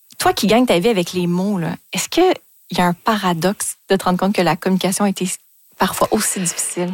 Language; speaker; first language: French; native; French